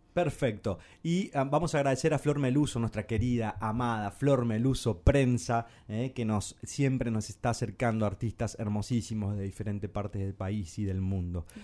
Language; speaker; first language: Spanish; native; Spanish